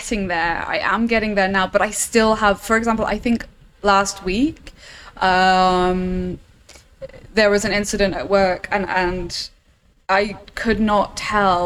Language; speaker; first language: English; native; English